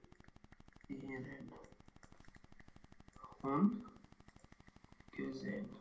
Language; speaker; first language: German; non-native, learner; Romanian